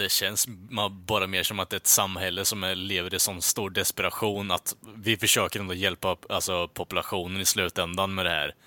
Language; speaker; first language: Swedish; native; Swedish